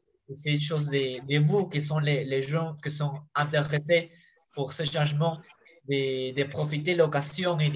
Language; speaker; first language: French; non-native, fluent; Spanish